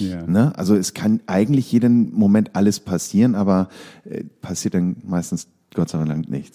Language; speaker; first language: German; native; German